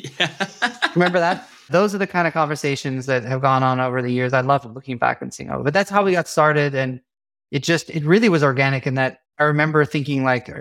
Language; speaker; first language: English; native; English